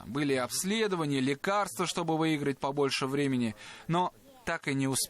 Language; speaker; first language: Russian; native; Russian